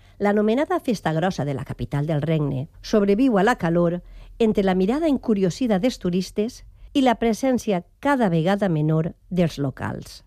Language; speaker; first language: Catalan; native; Catalan